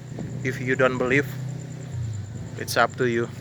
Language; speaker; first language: English; non-native, learner; Indonesian